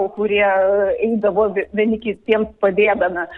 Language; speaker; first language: Lithuanian; native; Lithuanian